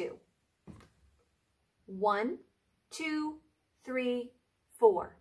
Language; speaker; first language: English; native; English